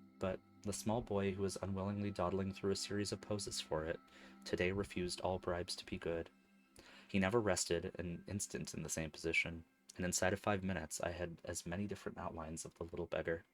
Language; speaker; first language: English; native; English